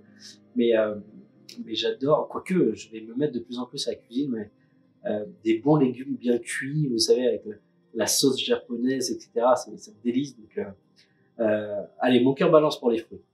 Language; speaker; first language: French; native; French